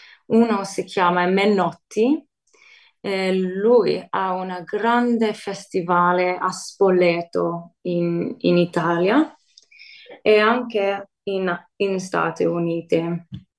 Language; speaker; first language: Italian; early bilingual, heritage; English